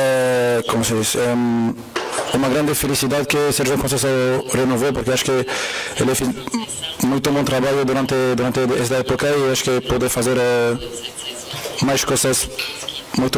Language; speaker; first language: Portuguese; non-native, fluent; French